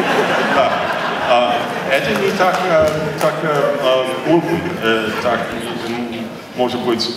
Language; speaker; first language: Russian; non-native, learner; English